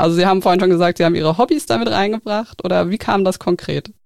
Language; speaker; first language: German; native; German